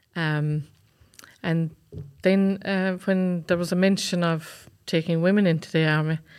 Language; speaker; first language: English; native; English